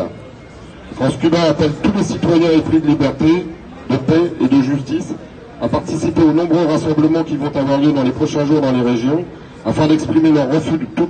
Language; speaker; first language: French; native; French